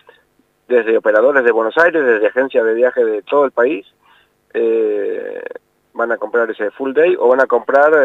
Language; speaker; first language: Spanish; native; Spanish